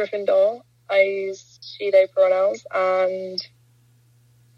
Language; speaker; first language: English; native; English